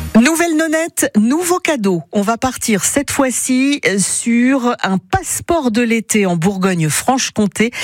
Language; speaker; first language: French; native; French